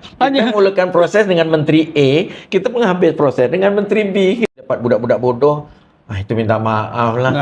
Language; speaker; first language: Malay; native; Malay